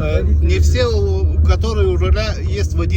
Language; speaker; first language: Russian; non-native, fluent; Lithuanian